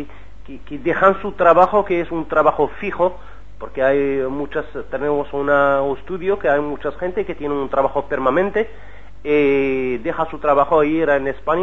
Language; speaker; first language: Spanish; non-native, learner; Arabic